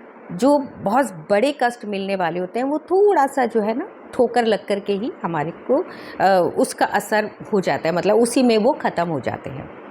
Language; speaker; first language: Hindi; native; Hindi